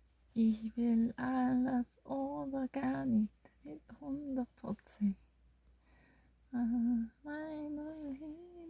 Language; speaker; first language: German; non-native, learner; Korean